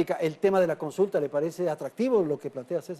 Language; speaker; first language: Spanish; native; Spanish